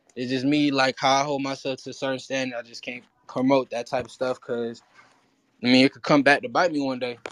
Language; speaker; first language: English; early bilingual, other home language; Haitian Creole